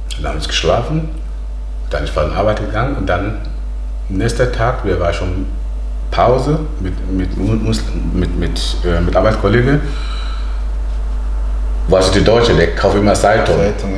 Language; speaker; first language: German; non-native, learner; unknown